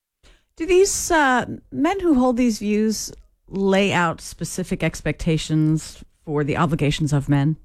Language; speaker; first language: English; native; English